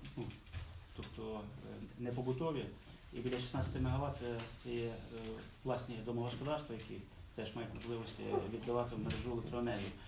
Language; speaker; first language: Ukrainian; native; Ukrainian